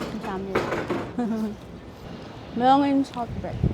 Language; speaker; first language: Korean; non-native, learner; Filipino